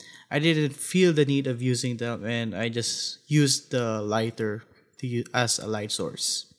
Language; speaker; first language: English; non-native, fluent; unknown